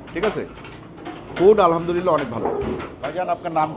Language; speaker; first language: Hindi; non-native, learner; Bangla